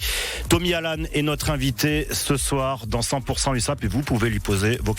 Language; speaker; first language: French; native; French